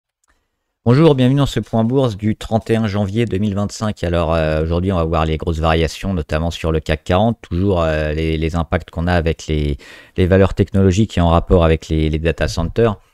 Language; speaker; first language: French; native; French